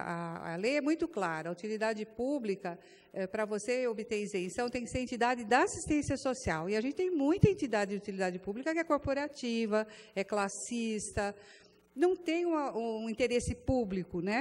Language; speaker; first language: Portuguese; native; Portuguese